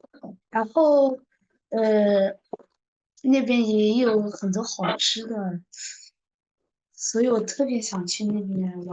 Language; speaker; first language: Chinese; early bilingual, heritage; Chinese